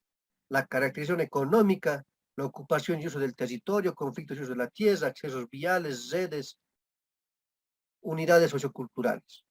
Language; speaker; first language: Spanish; native; Spanish